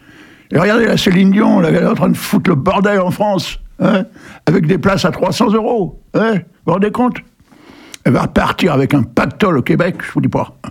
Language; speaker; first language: French; native; French